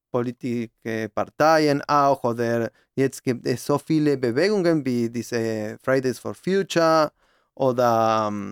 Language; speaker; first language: German; non-native, fluent; Spanish